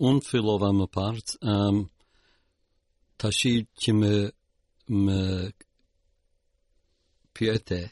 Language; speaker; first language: Albanian; early bilingual, heritage; Albanian